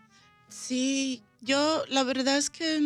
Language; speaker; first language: Spanish; early bilingual, heritage; Spanish